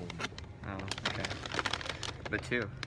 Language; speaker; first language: English; native; English